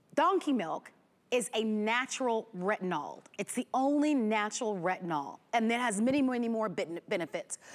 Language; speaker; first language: English; native; English